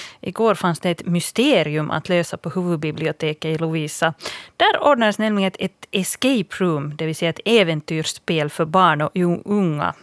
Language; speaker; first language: Swedish; native; Swedish